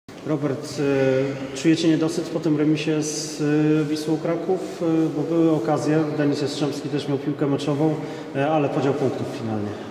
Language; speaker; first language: Polish; native; Polish